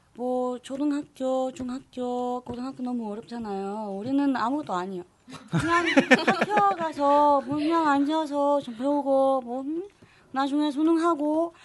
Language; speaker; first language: Korean; non-native, learner; Spanish